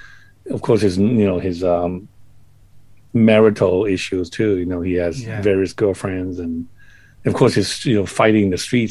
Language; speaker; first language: English; non-native, local second language; Cantonese